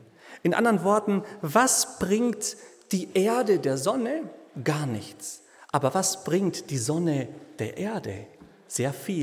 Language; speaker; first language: German; native; German